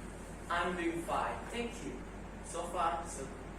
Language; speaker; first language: English; non-native, learner; Indonesian